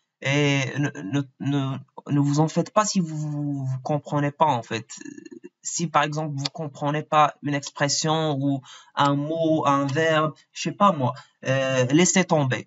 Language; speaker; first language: French; non-native, local second language; Arabic